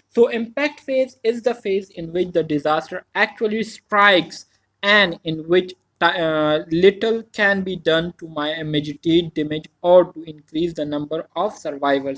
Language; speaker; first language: English; non-native, local second language; Urdu